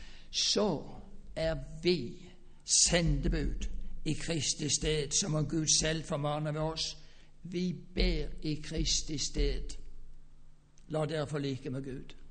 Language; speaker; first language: Norwegian; native; Norwegian